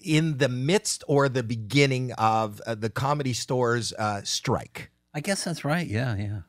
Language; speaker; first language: English; native; English